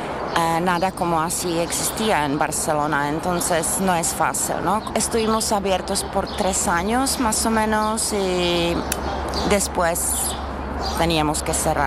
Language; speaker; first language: Spanish; non-native, fluent; Czech